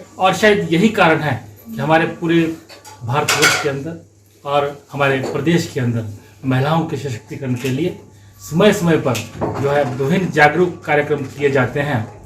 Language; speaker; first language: Hindi; native; Hindi